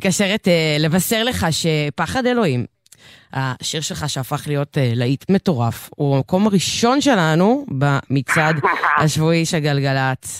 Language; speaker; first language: Hebrew; native; Hebrew